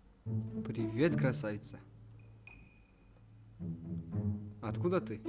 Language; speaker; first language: Russian; non-native, local second language; Tajik